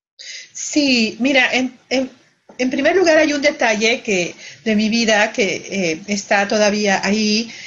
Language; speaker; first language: Spanish; native; Spanish